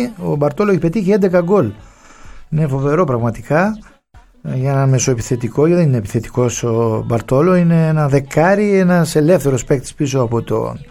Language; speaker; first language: Greek; native; Greek